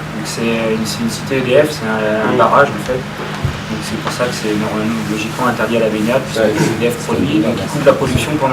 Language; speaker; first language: French; native; French